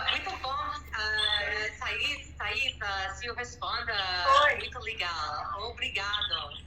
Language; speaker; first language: Portuguese; non-native, learner; English